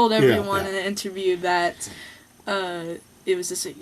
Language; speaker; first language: English; native; English